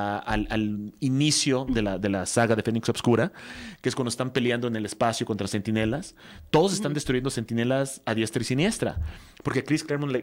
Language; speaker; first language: Spanish; native; Spanish